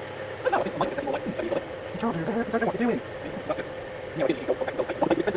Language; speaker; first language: English; native; English